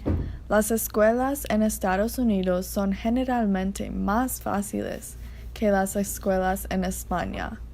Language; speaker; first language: Spanish; non-native, learner; English